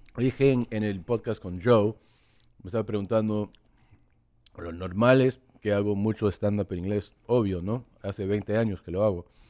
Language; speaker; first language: Spanish; early bilingual, heritage; English